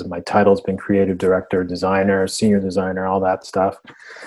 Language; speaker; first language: English; early bilingual, other home language; Spanish